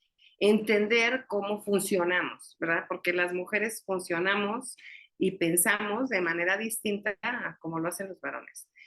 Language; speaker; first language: Spanish; native; Spanish